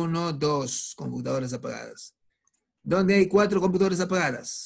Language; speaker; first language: Spanish; native; Spanish